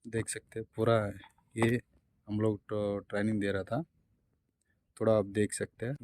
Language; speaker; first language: Hindi; non-native, local second language; Telugu